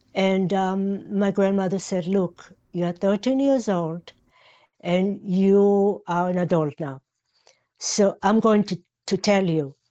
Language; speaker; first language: English; non-native, fluent; Yiddish